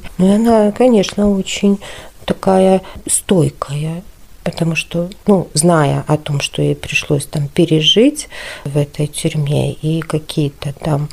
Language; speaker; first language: Russian; native; Russian